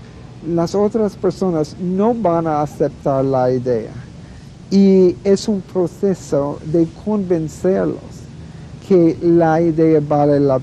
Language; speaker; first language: Spanish; non-native, fluent; English